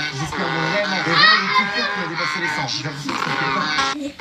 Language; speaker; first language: French; native; French